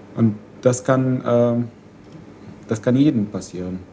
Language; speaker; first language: German; non-native, fluent; Arabic